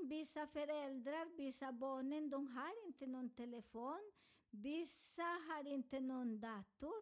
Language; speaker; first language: Swedish; non-native, fluent; Spanish